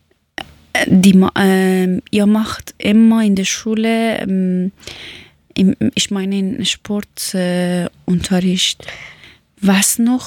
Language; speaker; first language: German; non-native, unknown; Persian